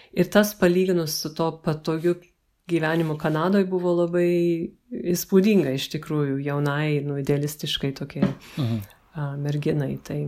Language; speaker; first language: Lithuanian; early bilingual, heritage; Lithuanian